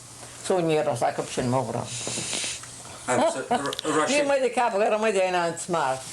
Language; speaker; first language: Irish; native; Irish